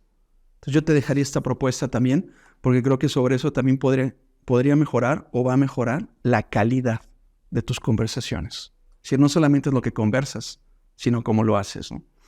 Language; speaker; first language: Spanish; native; Spanish